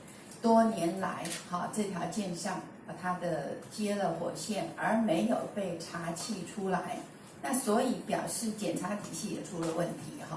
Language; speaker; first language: Chinese; native; Chinese